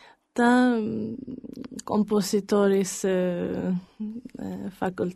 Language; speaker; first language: Georgian; early bilingual, heritage; Georgian